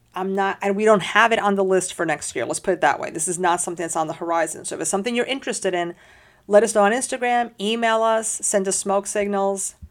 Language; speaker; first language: English; early bilingual, heritage; Spanish